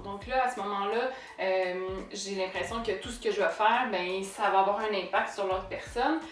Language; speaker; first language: French; native; French